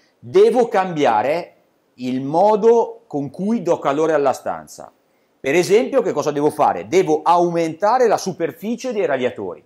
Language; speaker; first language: Italian; native; Italian